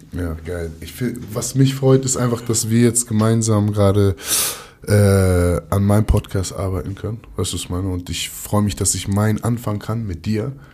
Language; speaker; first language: German; early bilingual, other home language; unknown